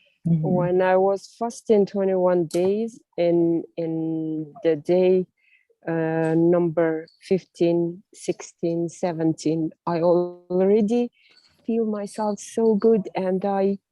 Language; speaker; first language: English; non-native, learner; Russian